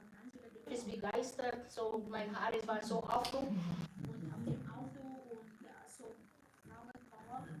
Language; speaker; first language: German; non-native, fluent; Arabic